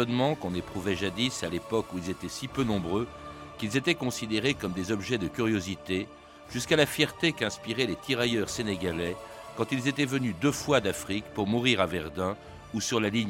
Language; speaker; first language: French; native; French